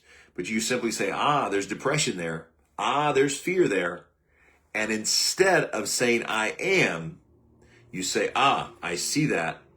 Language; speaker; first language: English; native; English